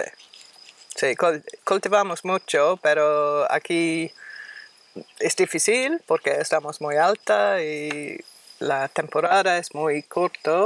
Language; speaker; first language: Spanish; non-native, fluent; English